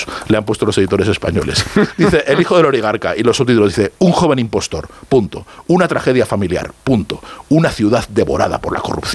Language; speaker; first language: Spanish; native; Spanish